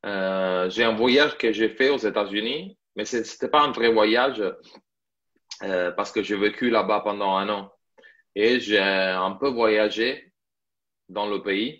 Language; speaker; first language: French; non-native, fluent; Italian